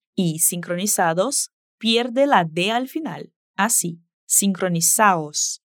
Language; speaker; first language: Spanish; non-native, fluent; Portuguese